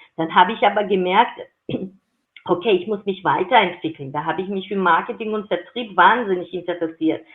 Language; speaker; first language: German; non-native, fluent; Georgian